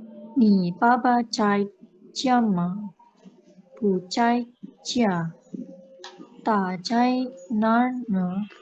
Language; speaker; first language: Chinese; non-native, learner; Indonesian